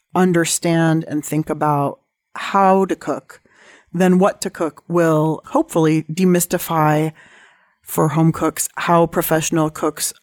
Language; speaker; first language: English; native; English